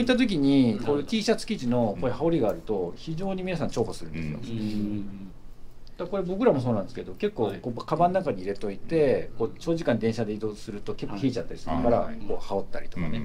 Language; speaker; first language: Japanese; native; Japanese